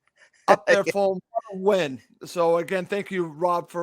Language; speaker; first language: English; native; English